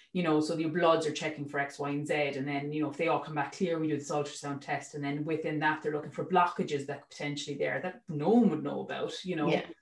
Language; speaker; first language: English; native; English